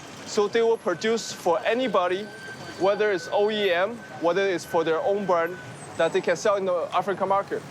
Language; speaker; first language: English; non-native, fluent; Chinese